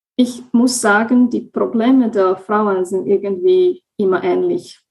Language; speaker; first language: German; non-native, fluent; Slovak